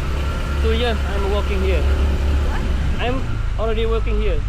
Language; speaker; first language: English; non-native, learner; Indonesian